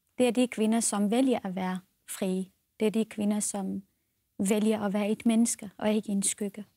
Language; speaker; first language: Danish; non-native, fluent; Central Kurdish